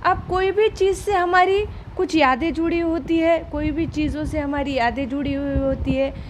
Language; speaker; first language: Hindi; non-native, local second language; Marathi